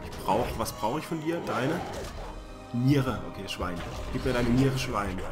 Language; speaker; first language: German; native; German